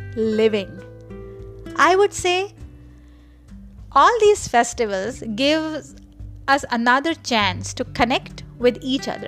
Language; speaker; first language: English; non-native, local second language; Marathi